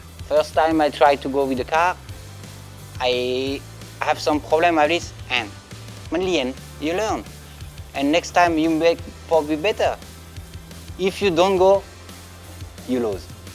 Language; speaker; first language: English; non-native, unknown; French